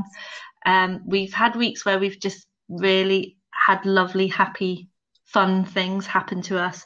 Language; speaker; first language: English; native; English